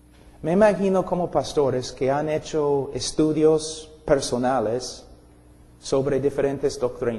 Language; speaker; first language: Spanish; non-native, fluent; English